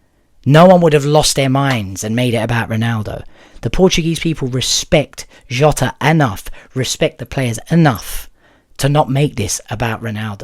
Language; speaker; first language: English; native; English